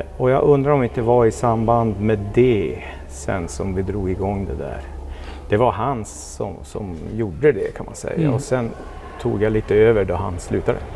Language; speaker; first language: Swedish; native; Swedish